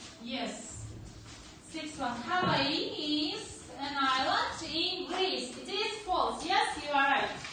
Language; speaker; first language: English; non-native, learner; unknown